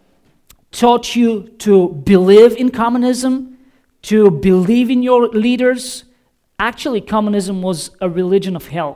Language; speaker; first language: English; non-native, fluent; Bulgarian